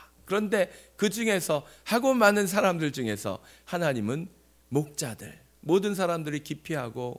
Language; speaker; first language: Korean; native; Korean